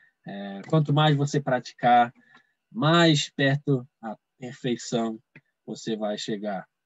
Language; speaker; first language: Portuguese; non-native, fluent; English